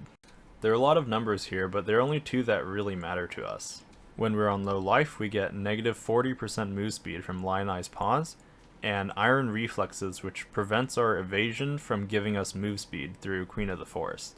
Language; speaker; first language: English; native; English